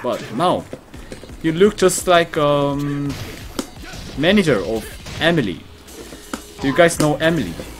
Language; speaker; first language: English; non-native, fluent; Korean